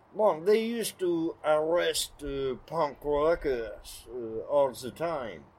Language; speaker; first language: English; non-native, learner; French